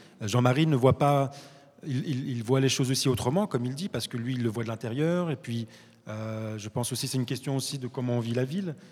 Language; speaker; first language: French; early bilingual, other home language; Arabic